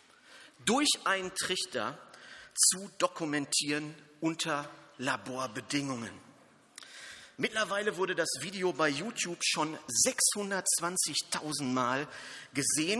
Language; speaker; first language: German; native; German